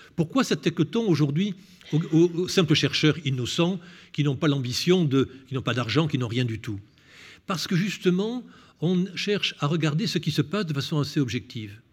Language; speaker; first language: French; native; French